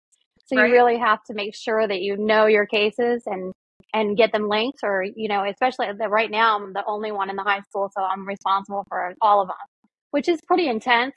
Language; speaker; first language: English; native; English